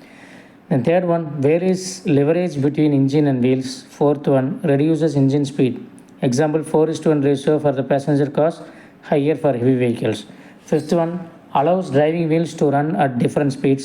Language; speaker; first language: English; non-native, local second language; Tamil